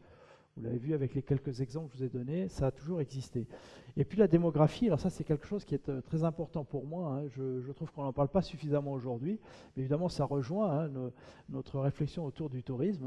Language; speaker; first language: French; native; French